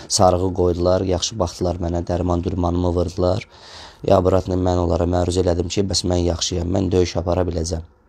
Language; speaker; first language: Azerbaijani; non-native, local second language; Russian